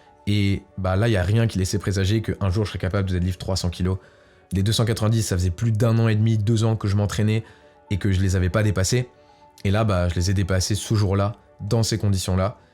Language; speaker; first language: French; native; French